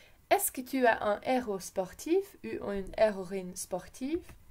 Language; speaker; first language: French; non-native, fluent; English